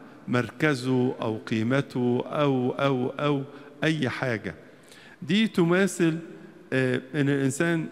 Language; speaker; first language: Arabic; native; Arabic